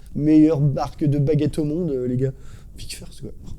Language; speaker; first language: French; native; French